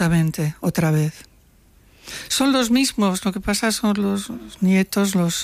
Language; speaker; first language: Spanish; non-native, local second language; Catalan